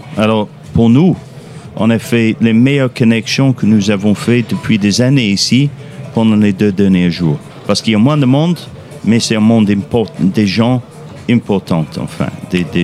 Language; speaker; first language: French; non-native, fluent; English